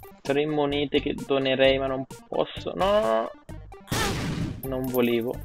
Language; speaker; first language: Italian; native; Italian